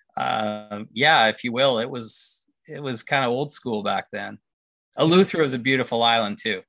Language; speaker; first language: English; native; English